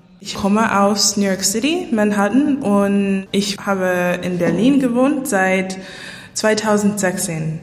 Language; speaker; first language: German; non-native, learner; English